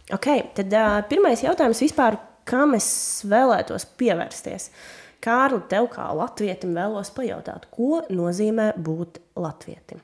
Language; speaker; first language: Latvian; non-native, local second language; Russian